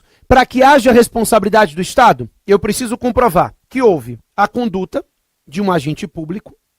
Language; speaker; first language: Portuguese; native; Portuguese